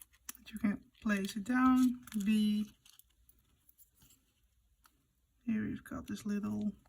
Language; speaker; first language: English; non-native, fluent; Dutch